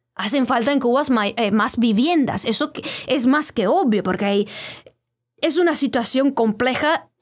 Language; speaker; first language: Spanish; native; Spanish